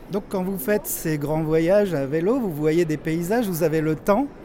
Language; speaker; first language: French; native; French